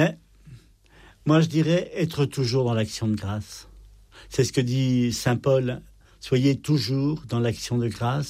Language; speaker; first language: French; native; French